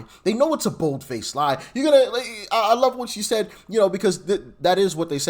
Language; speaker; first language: English; native; English